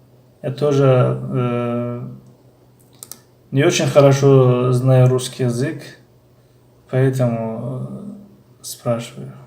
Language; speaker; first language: Russian; non-native, learner; Tajik